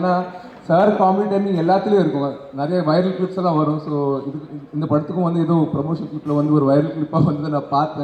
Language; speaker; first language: Tamil; non-native, local second language; Telugu